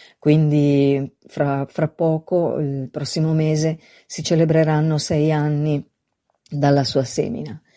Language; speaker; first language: Italian; non-native, fluent; Spanish